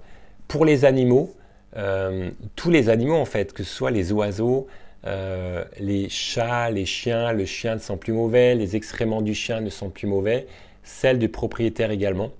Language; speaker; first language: French; native; French